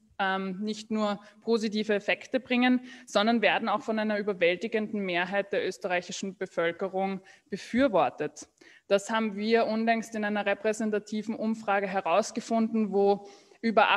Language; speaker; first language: German; native; German